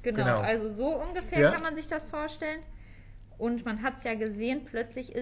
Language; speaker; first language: German; native; German